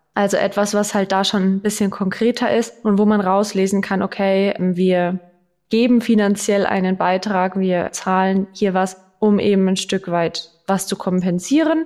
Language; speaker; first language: German; native; German